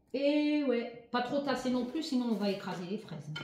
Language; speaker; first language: French; native; French